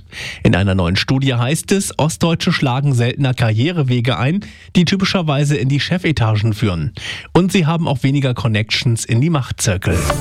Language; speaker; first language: German; native; German